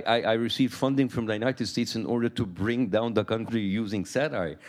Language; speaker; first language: English; non-native, fluent; Arabic